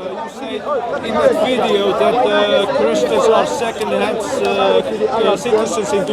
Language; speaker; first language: English; non-native, fluent; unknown